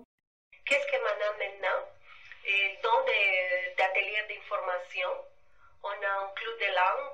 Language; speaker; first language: French; non-native, fluent; Spanish